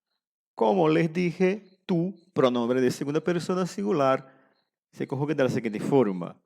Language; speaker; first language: Spanish; non-native, fluent; Portuguese